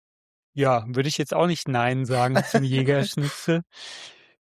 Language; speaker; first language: German; native; German